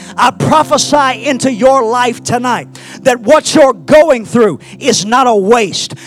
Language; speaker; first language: English; native; English